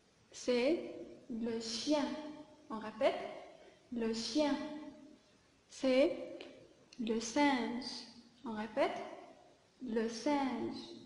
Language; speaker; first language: French; non-native, local second language; Arabic